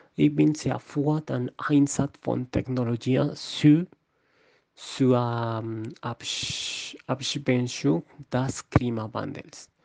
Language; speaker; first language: German; non-native, learner; Spanish